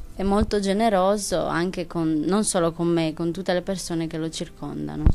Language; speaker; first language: Italian; non-native, fluent; Romanian